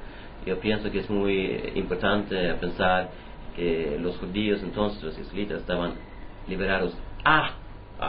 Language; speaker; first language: Spanish; non-native, learner; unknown